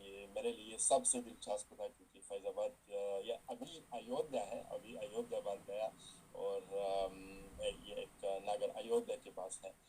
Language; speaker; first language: Hindi; non-native, fluent; Russian